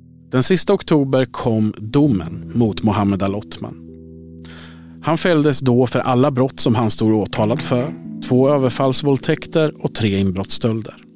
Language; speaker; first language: Swedish; native; Swedish